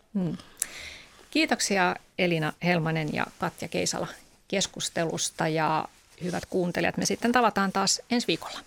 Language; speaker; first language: Finnish; native; Finnish